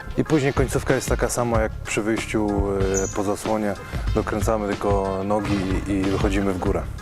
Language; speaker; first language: Polish; native; Polish